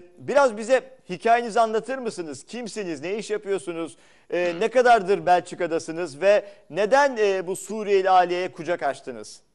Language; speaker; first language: Turkish; native; Turkish